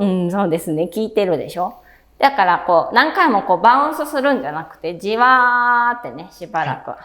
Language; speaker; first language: Japanese; native; Japanese